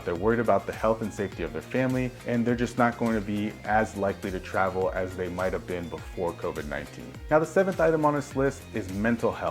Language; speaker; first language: English; native; English